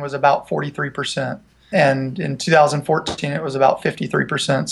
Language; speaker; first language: English; native; English